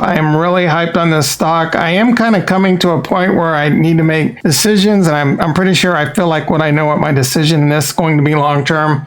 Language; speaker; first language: English; native; English